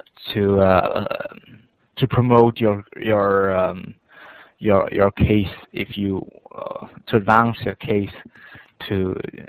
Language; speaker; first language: English; non-native, fluent; Danish